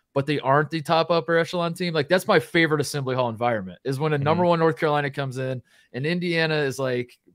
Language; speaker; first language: English; native; English